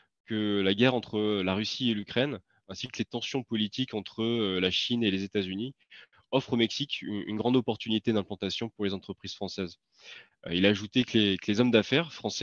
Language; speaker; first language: French; native; French